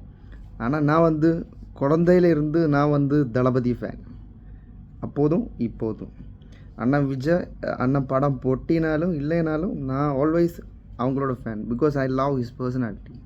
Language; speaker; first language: Tamil; non-native, local second language; Malayalam